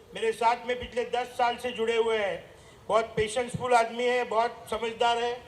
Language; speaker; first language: Hindi; non-native, local second language; Marathi